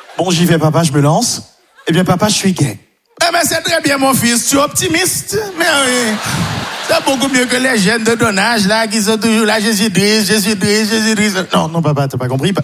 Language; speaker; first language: French; non-native, local second language; Haitian Creole